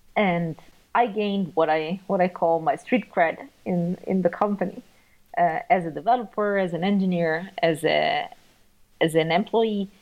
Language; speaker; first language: English; non-native, fluent; Italian